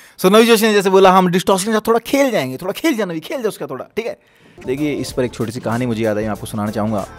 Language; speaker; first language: Hindi; native; Hindi